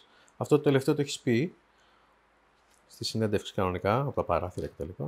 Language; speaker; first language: Greek; native; Greek